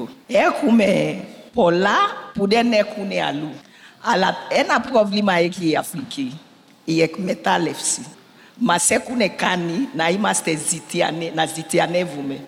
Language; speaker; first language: Greek; non-native, learner; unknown